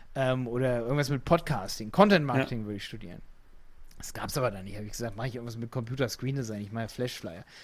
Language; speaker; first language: German; native; German